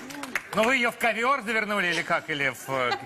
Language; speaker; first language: Russian; native; Russian